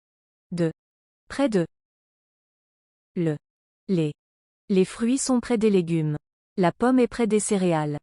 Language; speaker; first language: French; non-native, learner; English